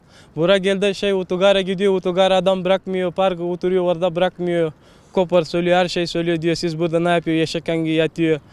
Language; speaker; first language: Turkish; non-native, learner; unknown